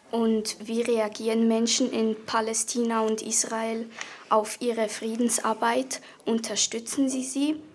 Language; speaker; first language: German; native; German